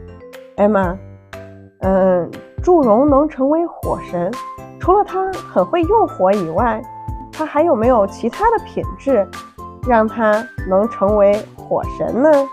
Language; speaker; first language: Chinese; native; Chinese